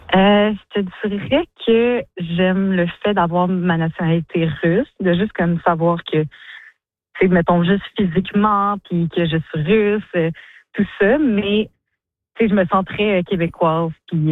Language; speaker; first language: French; early bilingual, other home language; Russian